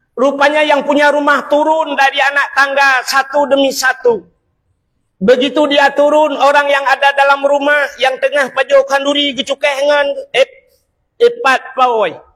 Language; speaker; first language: Malay; non-native, local second language; Achinese